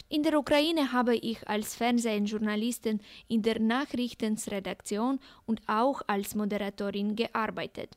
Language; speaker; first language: German; non-native, fluent; Ukrainian